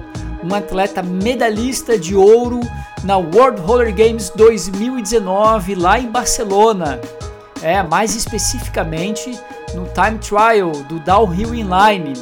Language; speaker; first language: Portuguese; native; Portuguese